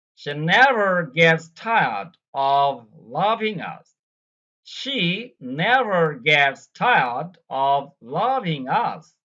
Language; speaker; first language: English; non-native, local second language; Bangla